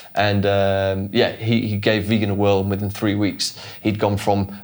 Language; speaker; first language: English; native; English